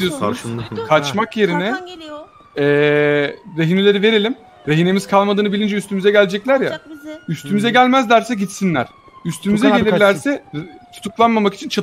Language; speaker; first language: Turkish; native; Turkish